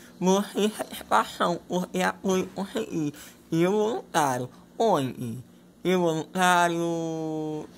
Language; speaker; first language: Portuguese; non-native, local second language; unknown